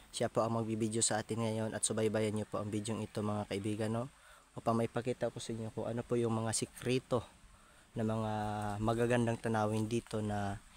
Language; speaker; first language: Filipino; non-native, local second language; Masbatenyo